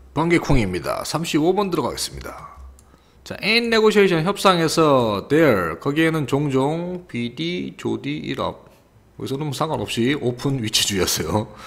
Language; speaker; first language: Korean; native; Korean